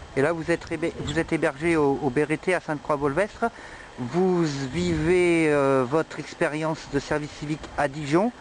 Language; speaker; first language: French; native; French